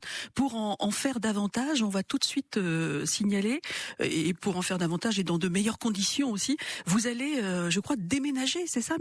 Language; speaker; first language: French; native; French